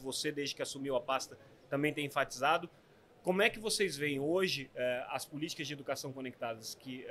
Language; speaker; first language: Portuguese; native; Portuguese